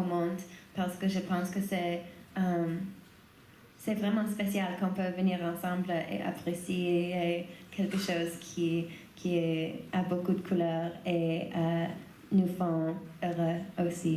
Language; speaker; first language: French; non-native, learner; English